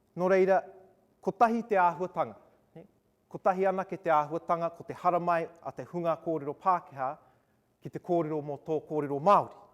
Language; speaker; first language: Māori; non-native, local second language; English